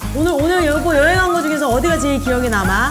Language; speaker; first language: Korean; native; Korean